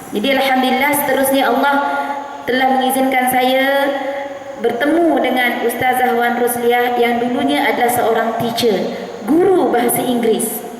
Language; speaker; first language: Malay; native; Malay